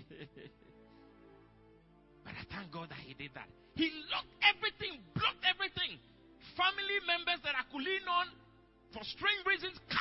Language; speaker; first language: English; non-native, local second language; Akan